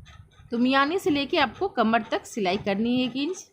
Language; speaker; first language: Hindi; native; Hindi